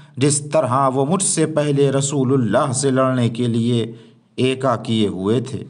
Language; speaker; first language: Hindi; native; Hindi